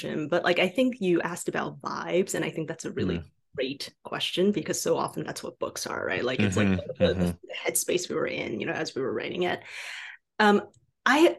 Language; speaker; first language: English; non-native, fluent; Chinese